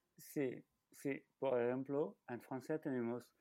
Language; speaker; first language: Spanish; non-native, fluent; French